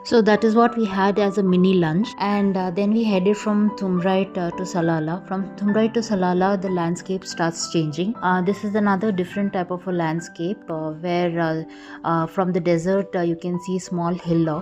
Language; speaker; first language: English; non-native, local second language; Bangla